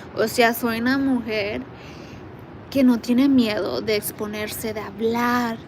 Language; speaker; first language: Spanish; early bilingual, heritage; Spanish